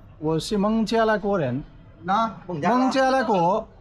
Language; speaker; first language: Chinese; non-native, fluent; Bangla